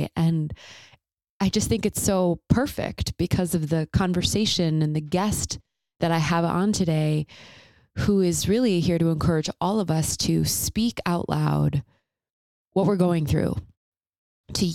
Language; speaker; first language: English; native; English